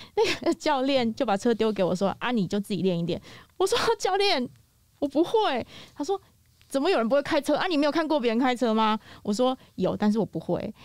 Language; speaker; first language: Chinese; native; Chinese